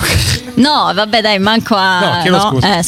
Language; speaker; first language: Italian; native; Italian